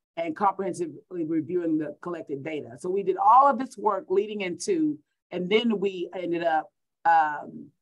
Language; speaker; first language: English; native; English